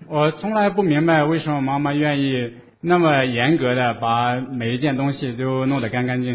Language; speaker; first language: Chinese; native; Chinese